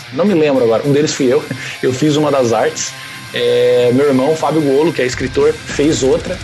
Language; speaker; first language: Portuguese; native; Portuguese